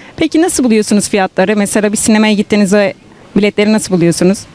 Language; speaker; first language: Turkish; native; Turkish